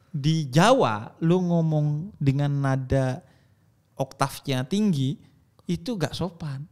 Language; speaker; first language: Indonesian; native; Indonesian